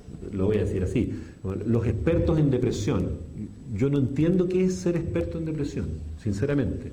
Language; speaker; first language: Spanish; native; Spanish